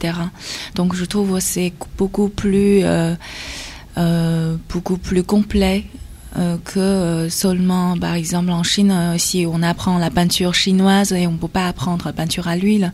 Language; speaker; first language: French; non-native, fluent; Chinese